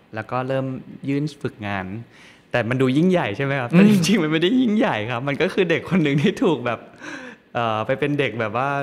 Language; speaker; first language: Thai; native; Thai